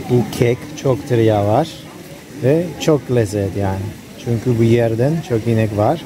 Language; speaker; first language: Turkish; non-native, learner; Spanish